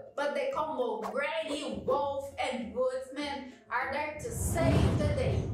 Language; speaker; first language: English; non-native, fluent; Portuguese